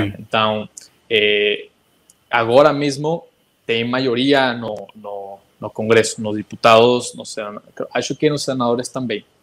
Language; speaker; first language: Portuguese; non-native, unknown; Spanish